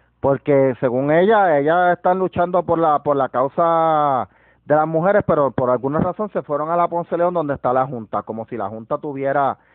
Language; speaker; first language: Spanish; native; Spanish